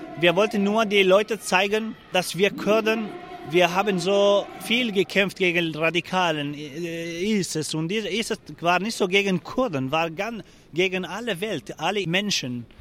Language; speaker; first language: German; non-native, learner; Kurdish